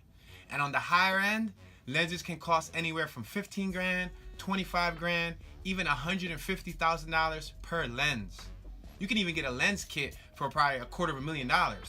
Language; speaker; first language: English; native; English